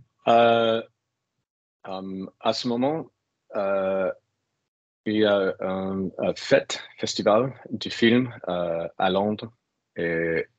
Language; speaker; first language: French; non-native, learner; English